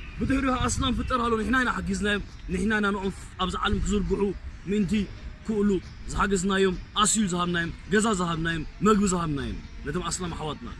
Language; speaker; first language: Tigrinya; early bilingual, heritage; Tigrinya